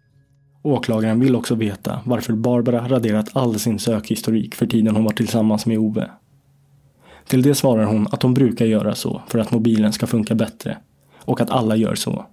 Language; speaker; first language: Swedish; native; Swedish